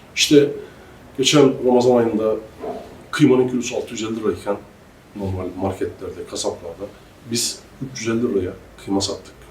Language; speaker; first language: Turkish; native; Turkish